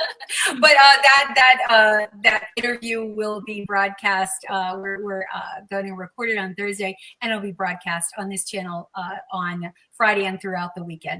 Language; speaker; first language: English; native; English